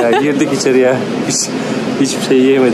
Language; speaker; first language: Turkish; native; Turkish